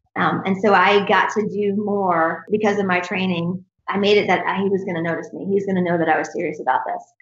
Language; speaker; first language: English; native; English